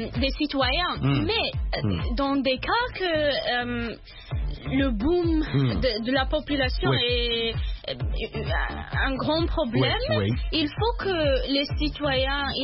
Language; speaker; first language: French; non-native, learner; Arabic